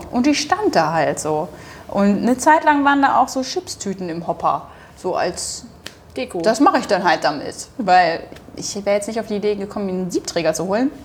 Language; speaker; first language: German; native; German